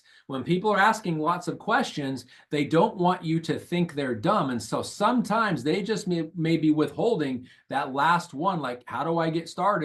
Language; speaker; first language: English; native; English